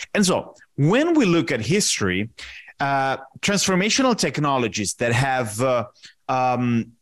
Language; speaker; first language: English; non-native, fluent; Italian